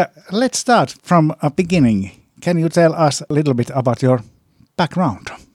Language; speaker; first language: English; non-native, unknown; Finnish